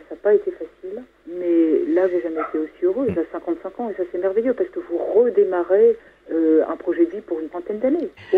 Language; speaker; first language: French; native; French